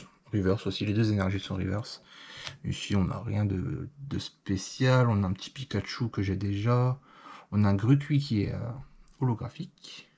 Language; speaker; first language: French; native; French